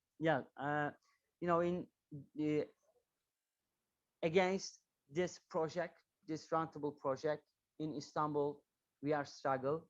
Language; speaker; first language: English; non-native, learner; Turkish